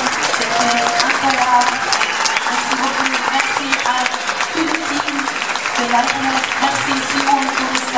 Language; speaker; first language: French; non-native, learner; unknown